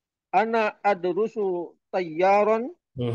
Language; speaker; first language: Arabic; non-native, learner; Indonesian